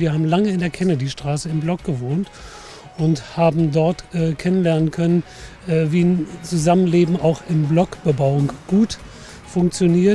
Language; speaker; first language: German; native; German